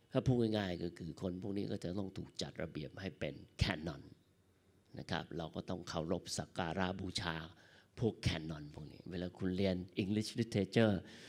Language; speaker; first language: Thai; native; Thai